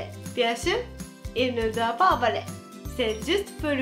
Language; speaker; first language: French; non-native, fluent; Japanese